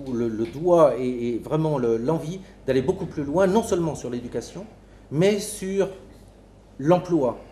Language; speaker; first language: French; native; French